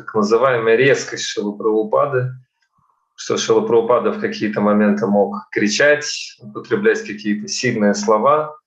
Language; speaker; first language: Russian; native; Russian